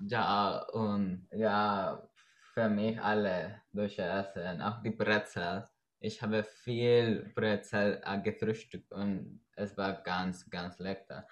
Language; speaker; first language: German; non-native, learner; Spanish